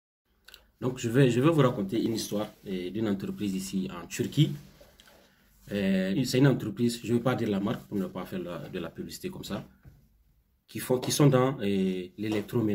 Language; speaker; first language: French; non-native, local second language; Hausa